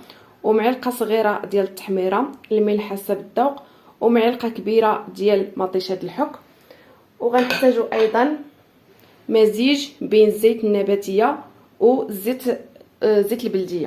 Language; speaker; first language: Arabic; native; Arabic